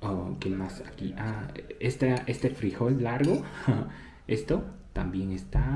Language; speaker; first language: Spanish; non-native, fluent; Chinese